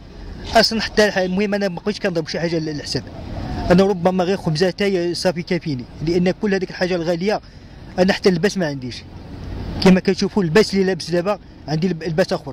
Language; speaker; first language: Arabic; native; Arabic